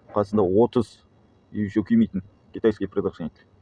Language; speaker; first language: Russian; non-native, local second language; Kazakh